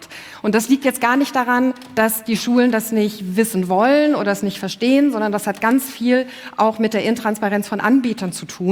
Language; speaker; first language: German; native; German